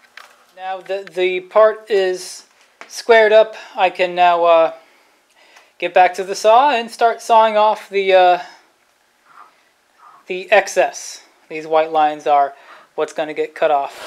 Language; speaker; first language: English; native; English